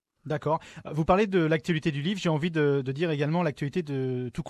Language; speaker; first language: French; native; French